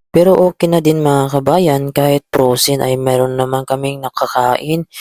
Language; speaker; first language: Filipino; native; Filipino